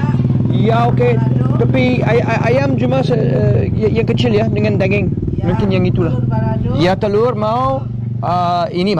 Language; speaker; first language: Indonesian; non-native, learner; English